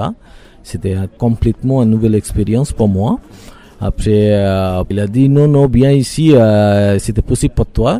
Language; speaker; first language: French; non-native, learner; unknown